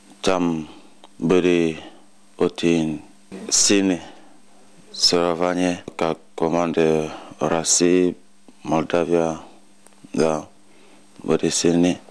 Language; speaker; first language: Russian; non-native, learner; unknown